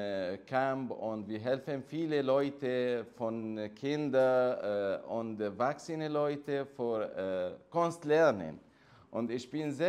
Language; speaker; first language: German; non-native, learner; Arabic